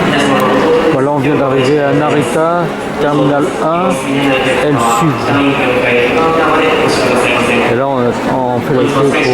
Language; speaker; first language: French; native; French